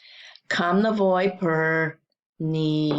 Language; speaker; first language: Albanian; non-native, learner; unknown